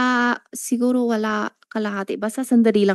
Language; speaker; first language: Filipino; non-native, learner; Chinese